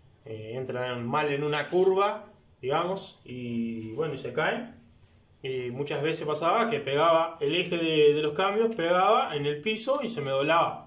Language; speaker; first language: Spanish; native; Spanish